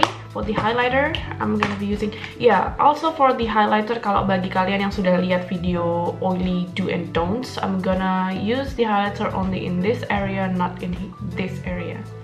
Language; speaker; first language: English; non-native, fluent; Indonesian